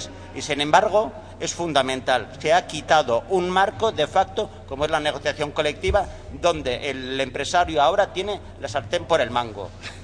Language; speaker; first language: Spanish; native; Spanish